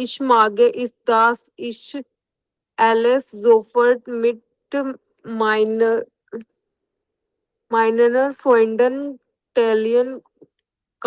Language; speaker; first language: German; non-native, learner; Hindi